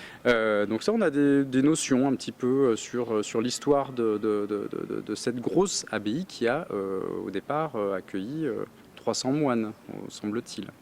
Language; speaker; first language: French; native; French